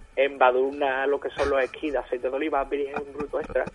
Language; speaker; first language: Spanish; non-native, fluent; German